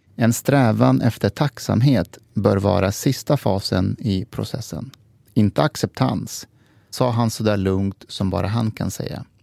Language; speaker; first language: Swedish; early bilingual, other home language; Persian